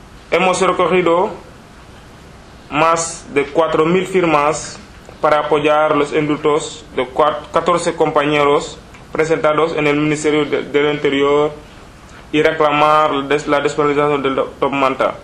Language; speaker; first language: Spanish; non-native, learner; Wolof